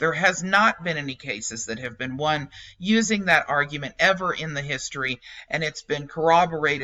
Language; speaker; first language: English; native; English